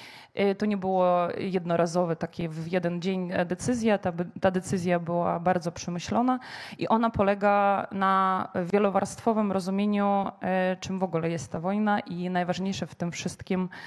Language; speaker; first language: Polish; non-native, fluent; Ukrainian